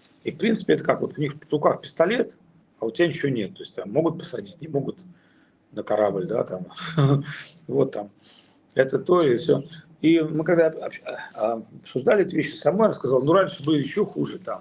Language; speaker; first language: Russian; native; Russian